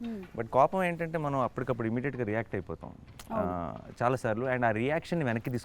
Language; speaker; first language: Telugu; native; Telugu